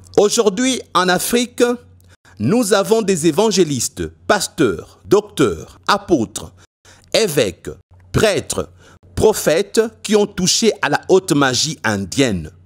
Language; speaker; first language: French; non-native, local second language; Lingala